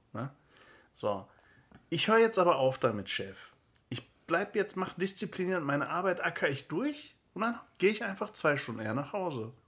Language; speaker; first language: German; early bilingual, other home language; Turkish